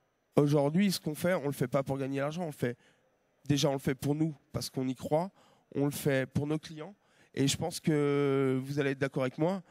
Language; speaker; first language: French; native; French